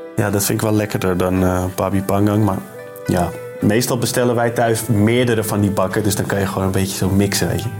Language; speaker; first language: Dutch; native; Dutch